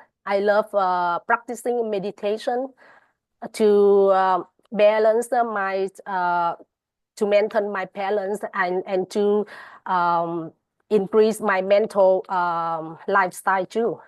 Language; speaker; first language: English; non-native, fluent; Vietnamese